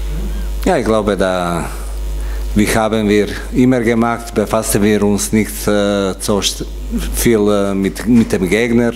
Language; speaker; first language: German; non-native, fluent; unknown